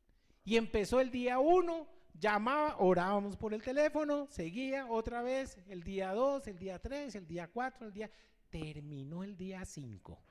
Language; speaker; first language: Spanish; native; Spanish